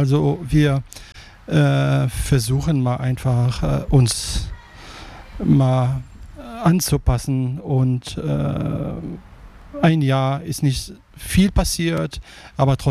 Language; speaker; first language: German; non-native, fluent; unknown